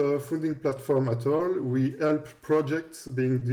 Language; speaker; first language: English; non-native, fluent; French